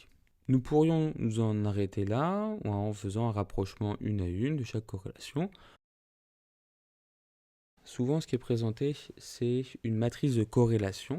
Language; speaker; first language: French; native; French